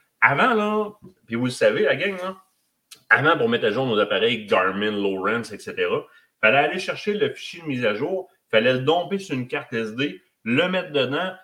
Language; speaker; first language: French; native; French